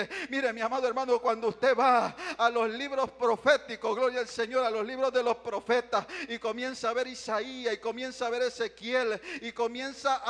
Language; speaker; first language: Spanish; native; Spanish